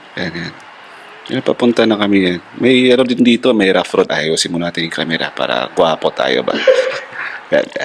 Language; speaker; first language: Filipino; non-native, local second language; Hiligaynon